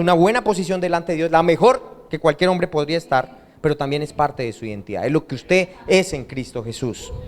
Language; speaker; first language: Spanish; native; Spanish